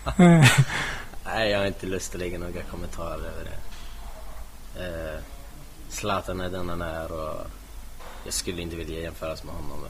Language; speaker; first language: Swedish; early bilingual, other home language; Bosnian